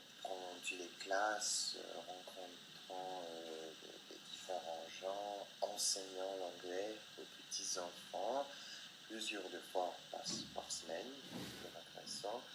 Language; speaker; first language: French; non-native, learner; English